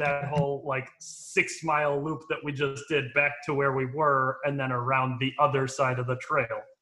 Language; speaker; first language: English; native; English